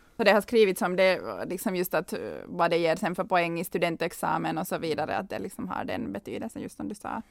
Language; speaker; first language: Swedish; native; Swedish